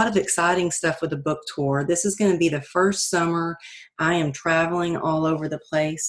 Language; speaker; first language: English; native; English